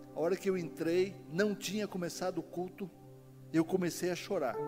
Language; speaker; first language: Portuguese; native; Portuguese